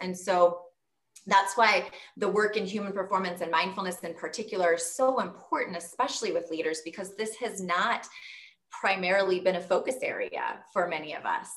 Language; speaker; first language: English; native; English